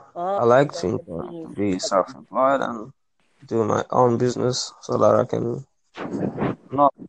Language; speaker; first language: English; non-native, local second language; Swahili